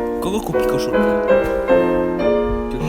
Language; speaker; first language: Polish; native; Polish